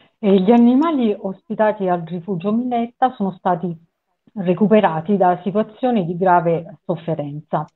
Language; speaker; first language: Italian; native; Italian